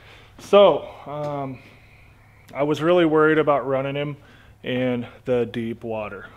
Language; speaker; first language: English; native; English